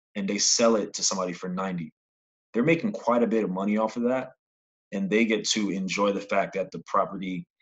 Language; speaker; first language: English; native; English